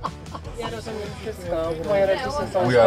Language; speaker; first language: Polish; early bilingual, heritage; English